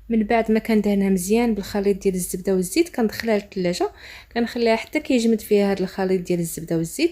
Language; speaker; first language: Arabic; native; Arabic